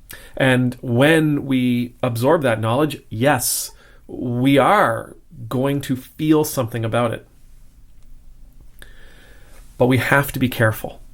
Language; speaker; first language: English; native; English